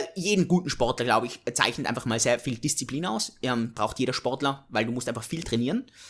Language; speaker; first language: German; native; German